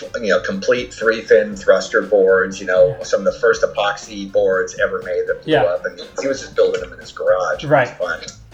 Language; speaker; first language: English; native; English